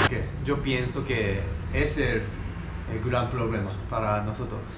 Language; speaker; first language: Spanish; non-native, learner; Japanese